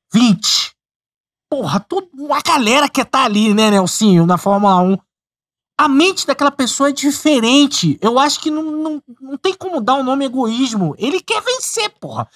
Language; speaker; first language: Portuguese; native; Portuguese